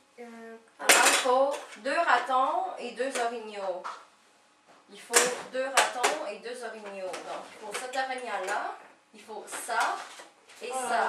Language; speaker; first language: French; native; French